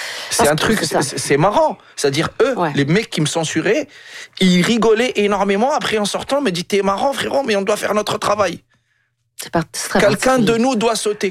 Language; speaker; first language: French; non-native, local second language; Arabic